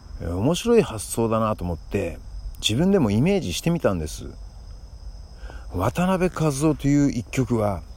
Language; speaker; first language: Japanese; native; Japanese